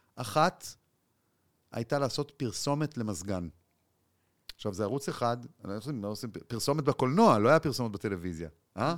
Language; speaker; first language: Hebrew; native; Hebrew